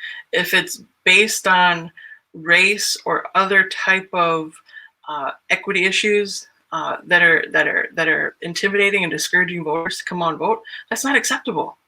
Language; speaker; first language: English; native; English